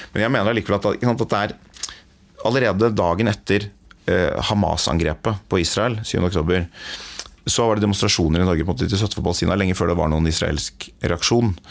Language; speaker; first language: Norwegian; native; Norwegian